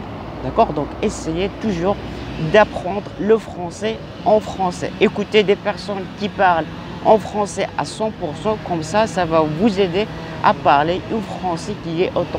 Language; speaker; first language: French; non-native, local second language; Arabic